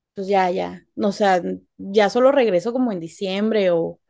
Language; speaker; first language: Spanish; native; Spanish